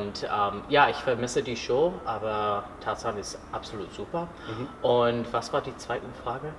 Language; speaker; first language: German; non-native, learner; English